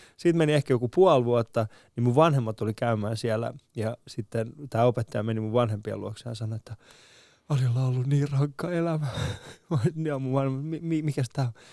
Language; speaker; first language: Finnish; early bilingual, other home language; Persian